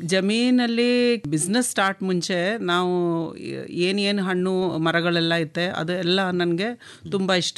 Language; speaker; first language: Kannada; non-native, local second language; Malayalam